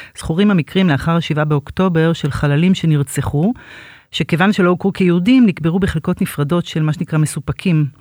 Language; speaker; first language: Hebrew; native; Hebrew